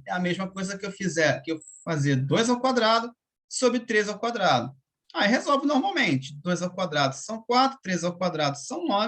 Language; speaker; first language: Portuguese; native; Portuguese